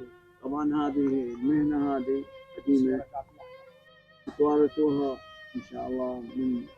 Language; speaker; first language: Arabic; native; Arabic